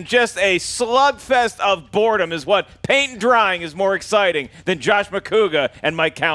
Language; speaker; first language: English; native; English